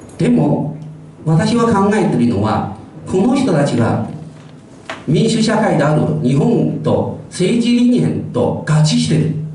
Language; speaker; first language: Japanese; non-native, fluent; Chinese